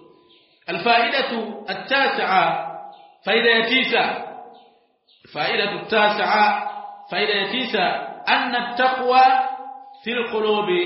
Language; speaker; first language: Arabic; non-native, fluent; Swahili